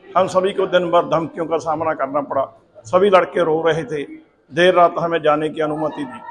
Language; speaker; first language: Hindi; non-native, local second language; Punjabi